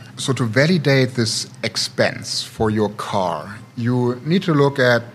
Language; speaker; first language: English; non-native, fluent; German